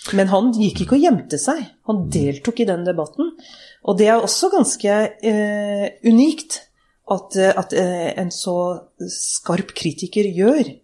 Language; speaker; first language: Norwegian; early bilingual, other home language; Urdu